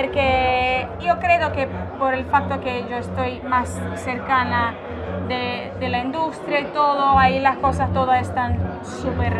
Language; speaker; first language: Italian; non-native, learner; Portuguese